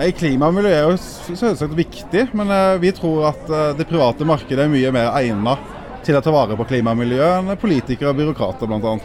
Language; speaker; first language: Norwegian; native; Norwegian